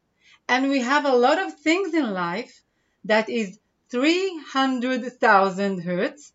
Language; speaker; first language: English; non-native, fluent; Hebrew